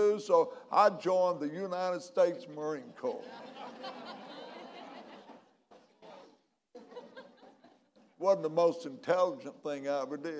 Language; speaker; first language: English; native; English